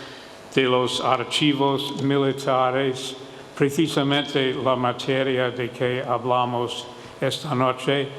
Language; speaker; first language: Spanish; non-native, fluent; English